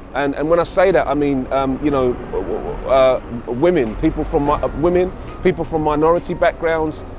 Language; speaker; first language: English; native; English